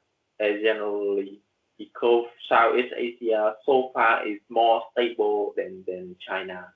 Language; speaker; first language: English; non-native, learner; Vietnamese